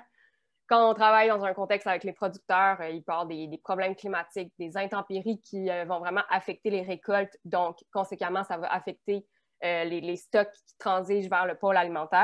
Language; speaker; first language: French; native; French